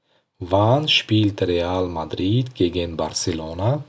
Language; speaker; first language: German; non-native, learner; Tajik